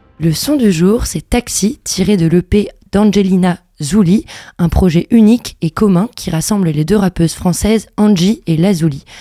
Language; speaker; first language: French; native; French